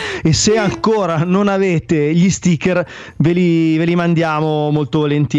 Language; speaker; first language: Italian; native; Italian